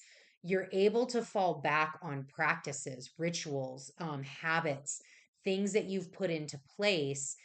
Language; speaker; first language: English; native; English